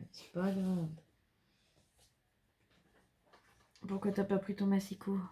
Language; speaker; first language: French; native; French